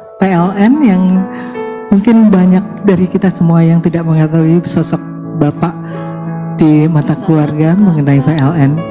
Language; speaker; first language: Indonesian; native; Indonesian